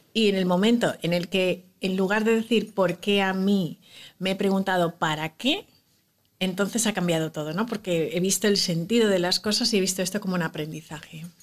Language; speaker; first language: Spanish; native; Spanish